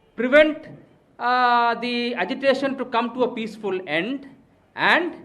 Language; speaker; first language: English; non-native, local second language; Tamil